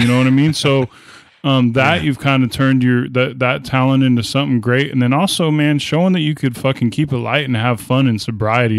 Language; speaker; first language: English; native; English